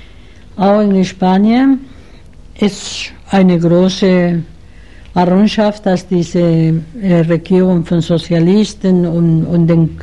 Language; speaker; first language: German; non-native, fluent; Spanish